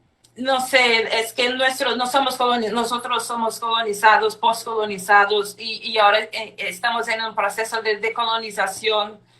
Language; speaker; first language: Spanish; non-native, fluent; Portuguese